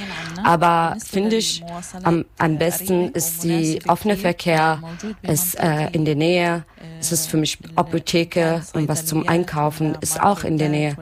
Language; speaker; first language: German; non-native, learner; Arabic